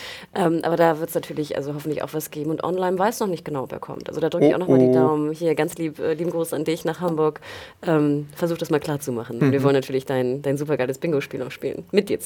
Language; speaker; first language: German; native; German